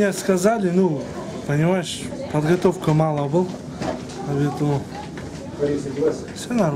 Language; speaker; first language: Russian; non-native, fluent; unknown